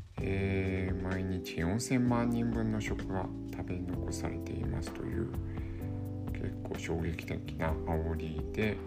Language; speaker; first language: Japanese; native; Japanese